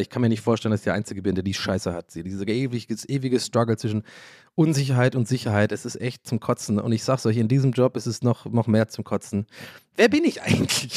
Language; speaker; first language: German; native; German